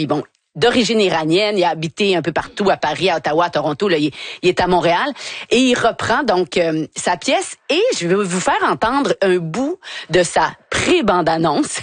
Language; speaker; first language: French; native; French